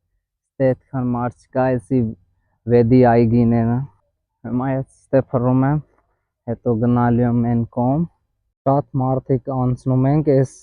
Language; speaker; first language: Armenian; non-native, learner; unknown